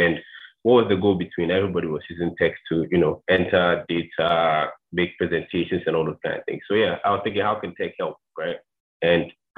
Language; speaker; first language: English; non-native, local second language; Akan